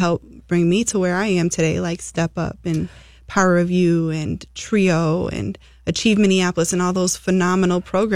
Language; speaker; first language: English; native; English